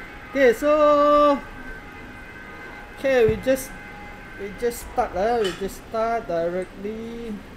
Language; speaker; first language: English; non-native, local second language; Chinese